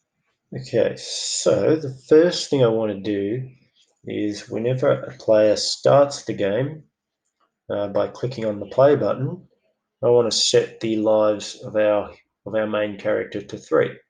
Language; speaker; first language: English; native; English